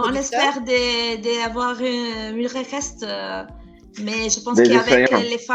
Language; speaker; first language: French; non-native, fluent; Italian